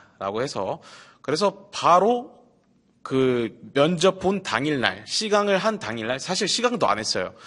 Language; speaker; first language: Korean; early bilingual, heritage; Russian